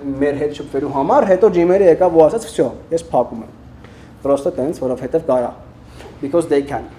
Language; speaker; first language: Armenian; early bilingual, heritage; Armenian